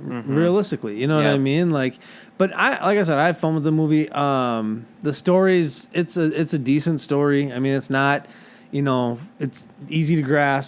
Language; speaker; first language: English; native; English